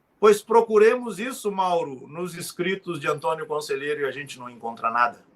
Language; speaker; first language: Portuguese; native; Portuguese